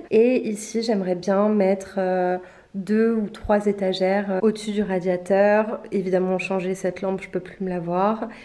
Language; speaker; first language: French; native; French